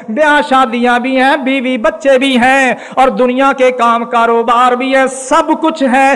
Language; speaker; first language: Urdu; non-native, local second language; Punjabi